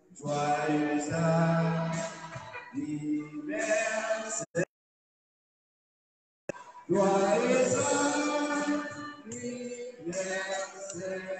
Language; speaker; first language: French; non-native, local second language; Haitian Creole